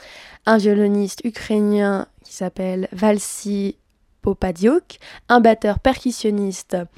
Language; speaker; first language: French; native; French